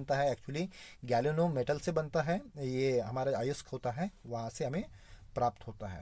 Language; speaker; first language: Hindi; non-native, local second language; Marathi